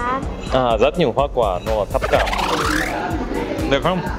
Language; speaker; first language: Vietnamese; non-native, learner; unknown